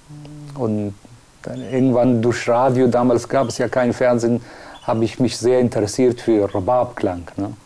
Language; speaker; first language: German; non-native, fluent; Persian